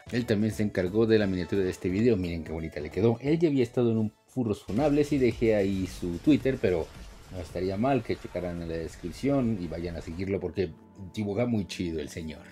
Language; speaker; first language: Spanish; native; Spanish